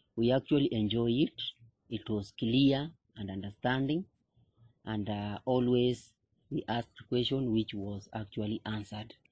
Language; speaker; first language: English; non-native, local second language; Kikuyu